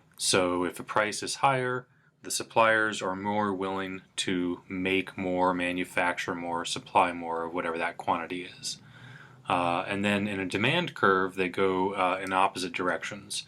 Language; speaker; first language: English; native; English